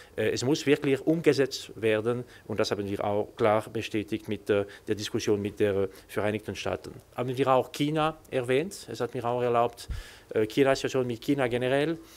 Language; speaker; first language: German; non-native, local second language; French